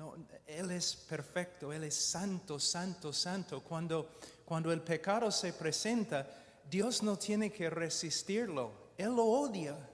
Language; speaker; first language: Spanish; non-native, fluent; English